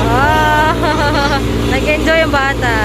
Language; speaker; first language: Filipino; native; Filipino